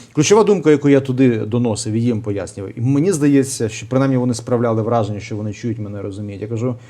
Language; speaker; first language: Ukrainian; native; Ukrainian